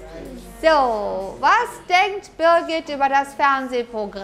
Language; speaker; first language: German; non-native, fluent; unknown